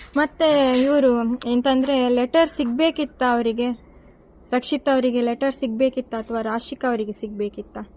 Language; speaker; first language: Kannada; non-native, local second language; Tulu